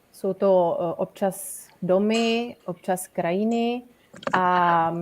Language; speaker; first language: Czech; non-native, fluent; Italian